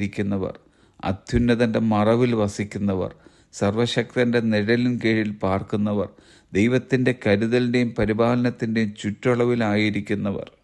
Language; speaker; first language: Malayalam; native; Malayalam